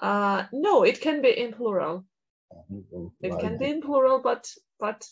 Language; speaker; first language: English; non-native, fluent; Georgian